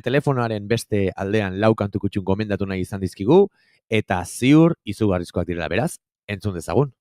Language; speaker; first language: Basque; native; Basque